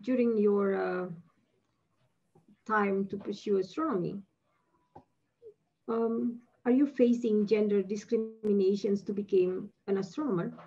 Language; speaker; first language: English; non-native, fluent; Indonesian